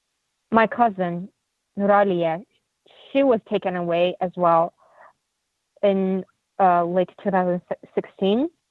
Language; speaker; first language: English; non-native, fluent; Uyghur